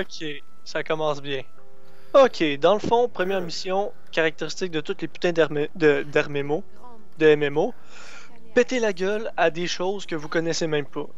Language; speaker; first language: French; native; French